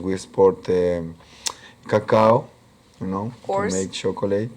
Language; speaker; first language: English; non-native, local second language; Spanish